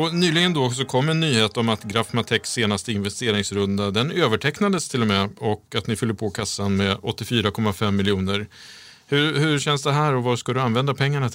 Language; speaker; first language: Swedish; native; Swedish